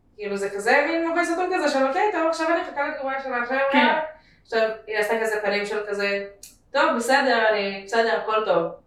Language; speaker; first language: Hebrew; early bilingual, other home language; Russian